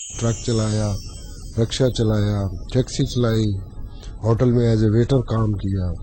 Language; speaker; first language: Urdu; non-native, local second language; Saraiki